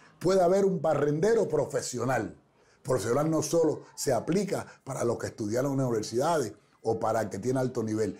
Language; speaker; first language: Spanish; native; Spanish